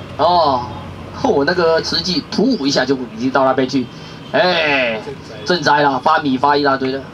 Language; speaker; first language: Chinese; non-native, fluent; Vietnamese